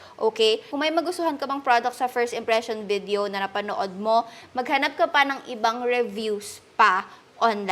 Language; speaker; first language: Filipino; native; Filipino